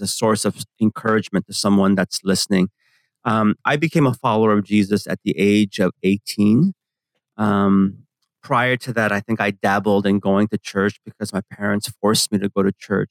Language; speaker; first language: English; early bilingual, other home language; Korean